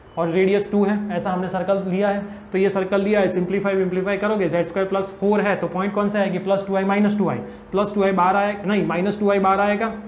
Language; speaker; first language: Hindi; non-native, local second language; Gujarati